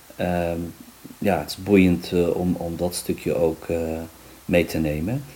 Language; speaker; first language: Dutch; early bilingual, other home language; Riffian